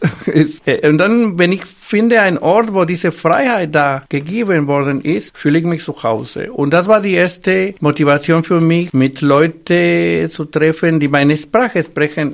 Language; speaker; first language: German; non-native, fluent; Spanish